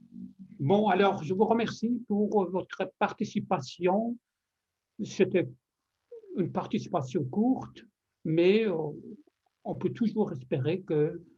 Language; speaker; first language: French; non-native, fluent; Persian